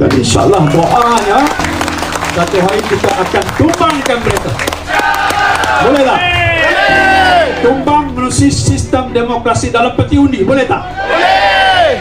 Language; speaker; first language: Malay; native; Malay